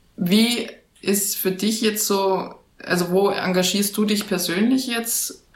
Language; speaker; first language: German; native; German